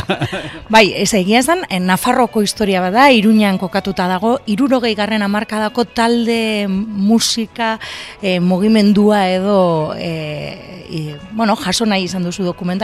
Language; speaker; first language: Basque; native; Basque